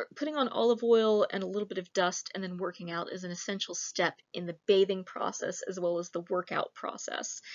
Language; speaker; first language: English; native; English